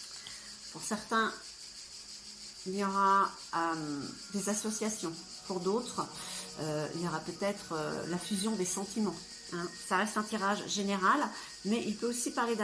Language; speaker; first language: French; native; French